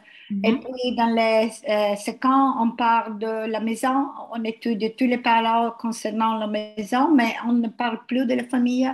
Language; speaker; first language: French; non-native, learner; Italian